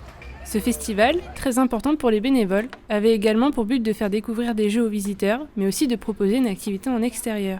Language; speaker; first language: French; native; French